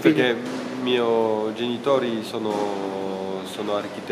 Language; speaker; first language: Italian; non-native, fluent; French